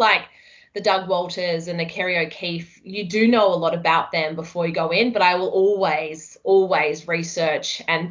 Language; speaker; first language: English; native; English